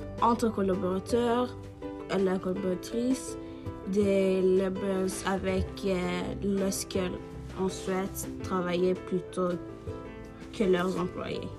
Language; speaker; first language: French; non-native, learner; Norwegian